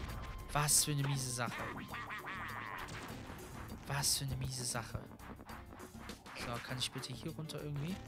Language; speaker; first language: German; native; German